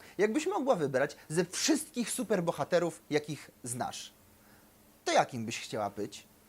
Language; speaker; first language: Polish; native; Polish